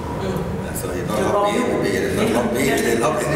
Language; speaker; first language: English; non-native, learner; Thai